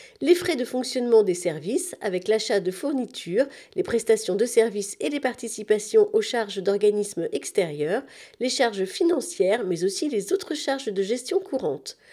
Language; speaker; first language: French; native; French